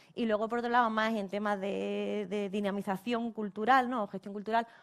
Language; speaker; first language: Spanish; native; Spanish